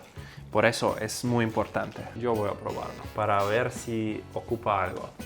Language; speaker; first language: Spanish; non-native, fluent; Russian